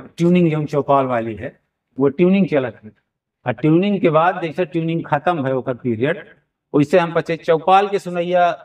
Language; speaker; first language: Hindi; native; Hindi